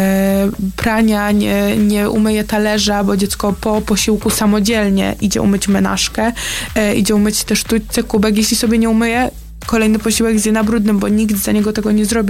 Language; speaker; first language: Polish; native; Polish